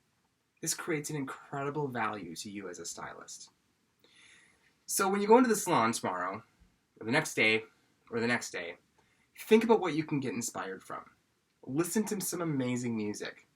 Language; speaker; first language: English; native; English